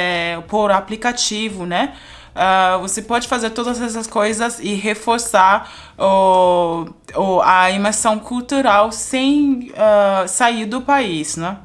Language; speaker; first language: Portuguese; non-native, fluent; German